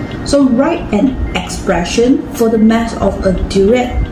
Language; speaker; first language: English; non-native, local second language; Chinese